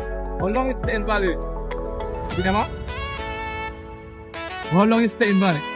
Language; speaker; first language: English; non-native, learner; Indonesian